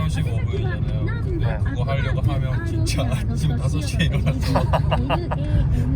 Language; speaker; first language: Korean; non-native, fluent; Japanese